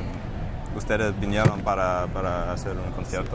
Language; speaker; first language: Spanish; non-native, fluent; English